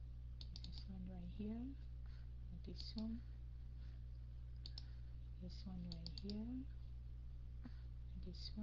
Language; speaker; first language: English; non-native, fluent; Vietnamese